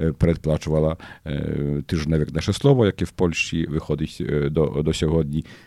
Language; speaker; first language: Ukrainian; early bilingual, heritage; Ukrainian